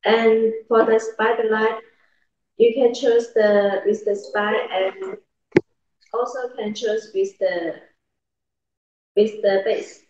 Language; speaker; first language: English; non-native, learner; Chinese